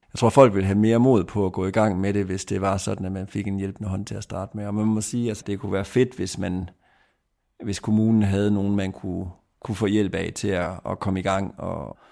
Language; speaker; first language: Danish; native; Danish